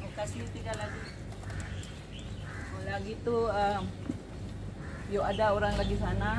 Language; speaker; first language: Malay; non-native, learner; Filipino